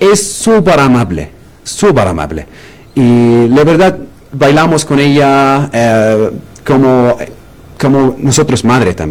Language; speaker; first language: Spanish; non-native, learner; Arabic